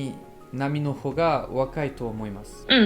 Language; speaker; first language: Japanese; non-native, learner; French